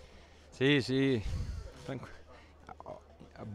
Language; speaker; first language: Italian; non-native, learner; Portuguese